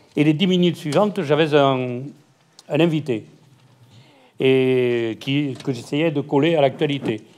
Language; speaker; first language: French; native; French